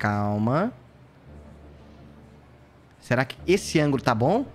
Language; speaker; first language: Portuguese; native; Portuguese